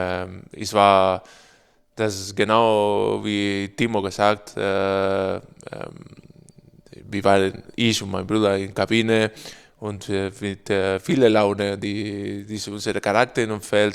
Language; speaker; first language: German; non-native, learner; Spanish